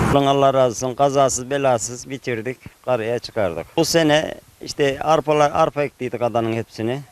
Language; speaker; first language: Turkish; native; Turkish